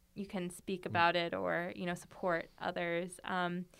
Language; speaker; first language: English; native; English